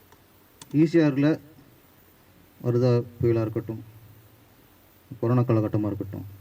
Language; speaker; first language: Tamil; native; Tamil